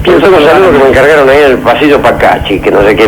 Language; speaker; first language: Spanish; native; Spanish